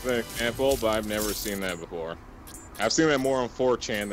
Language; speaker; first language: English; native; English